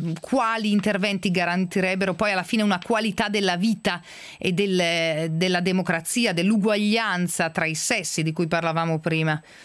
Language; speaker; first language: Italian; native; Italian